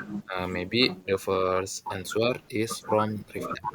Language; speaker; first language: English; non-native, learner; Indonesian